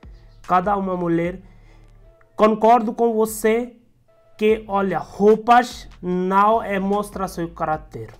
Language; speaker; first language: Portuguese; non-native, learner; Hindi